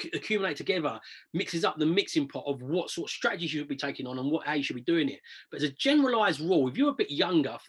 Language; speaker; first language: English; native; English